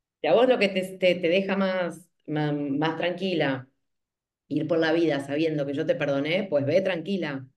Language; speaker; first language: Spanish; native; Spanish